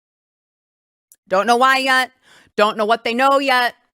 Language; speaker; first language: English; native; English